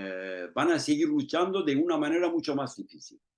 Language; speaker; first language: Spanish; non-native, fluent; Turkish